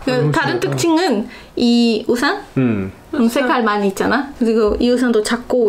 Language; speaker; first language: Korean; non-native, learner; Portuguese